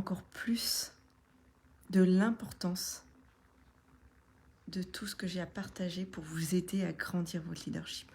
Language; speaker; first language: French; native; French